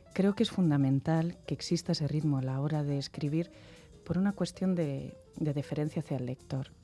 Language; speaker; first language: Spanish; native; Spanish